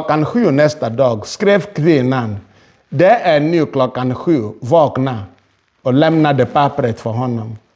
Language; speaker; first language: Swedish; non-native, fluent; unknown